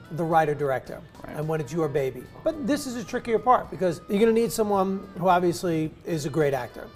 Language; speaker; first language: English; native; English